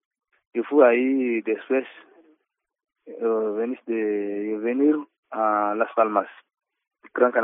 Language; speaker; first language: Spanish; non-native, learner; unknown